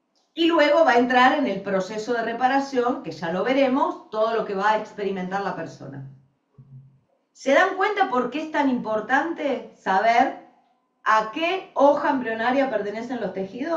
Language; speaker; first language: Spanish; native; Spanish